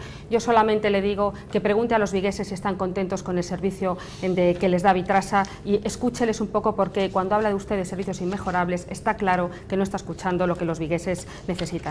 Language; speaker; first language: Spanish; native; Spanish